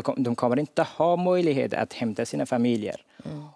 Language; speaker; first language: Swedish; non-native, fluent; Hazaragi